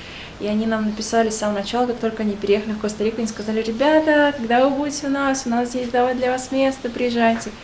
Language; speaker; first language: Russian; native; Russian